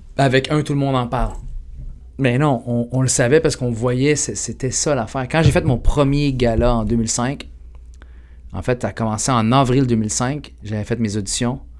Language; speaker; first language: French; early bilingual, other home language; Arabic